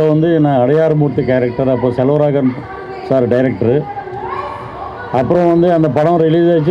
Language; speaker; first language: Tamil; non-native, local second language; Telugu